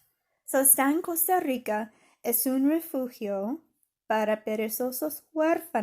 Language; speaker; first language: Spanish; non-native, fluent; English